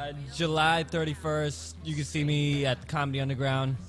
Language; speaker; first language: English; early bilingual, other home language; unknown